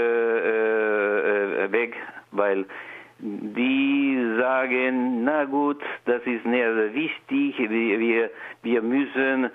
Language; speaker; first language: German; non-native, learner; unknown